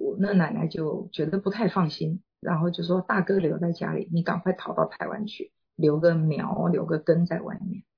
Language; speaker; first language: Chinese; native; Chinese